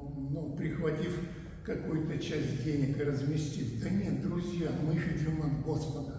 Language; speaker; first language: Russian; native; Russian